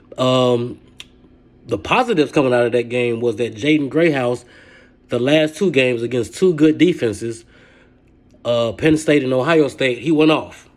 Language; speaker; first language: English; native; English